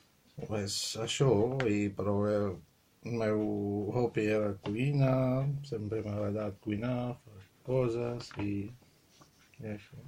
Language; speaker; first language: Catalan; non-native, fluent; Arabic